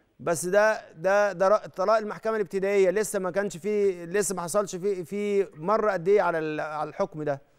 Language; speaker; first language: Arabic; native; Arabic